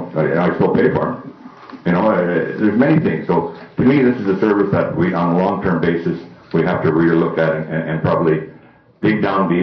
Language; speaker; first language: English; native; English